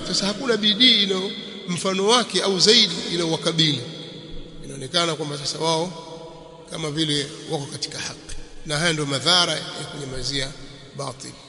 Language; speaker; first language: Swahili; native; Swahili